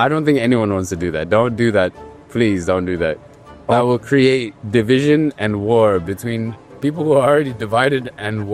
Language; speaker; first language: English; early bilingual, other home language; Somali